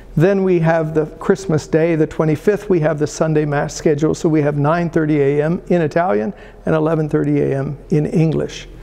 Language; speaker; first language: English; early bilingual, other home language; Italian